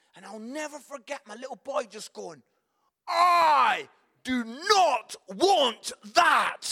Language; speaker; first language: English; native; English